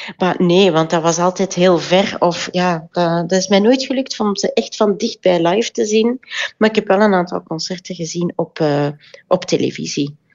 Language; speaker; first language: Dutch; native; Dutch